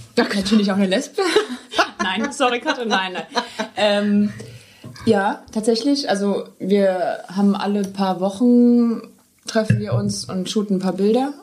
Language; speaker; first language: German; native; German